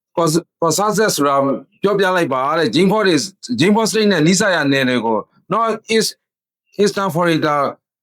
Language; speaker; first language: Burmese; non-native, local second language; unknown